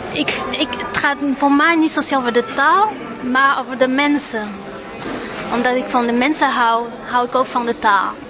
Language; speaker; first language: Dutch; early bilingual, other home language; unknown